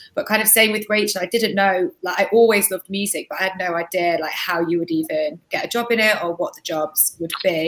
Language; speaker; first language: English; native; English